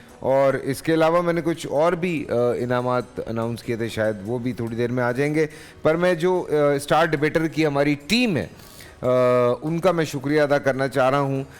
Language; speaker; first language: Urdu; native; Urdu